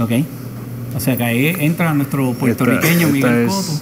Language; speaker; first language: Spanish; native; Spanish